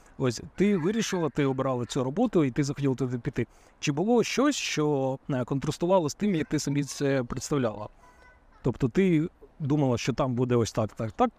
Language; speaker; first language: Ukrainian; native; Ukrainian